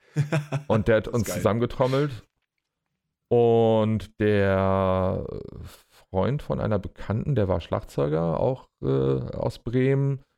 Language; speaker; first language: German; native; German